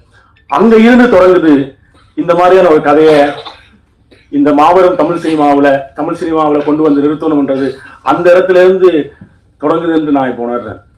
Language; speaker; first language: Tamil; native; Tamil